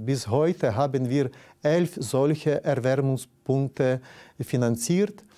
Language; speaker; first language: German; non-native, fluent; Ukrainian